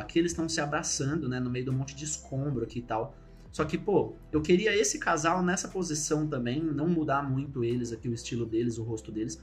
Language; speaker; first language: Portuguese; native; Portuguese